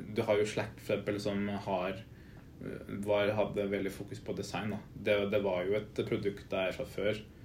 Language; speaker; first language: Norwegian; early bilingual, other home language; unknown